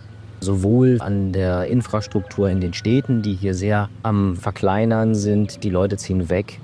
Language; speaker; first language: German; native; German